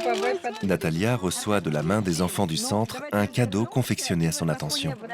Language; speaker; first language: French; native; French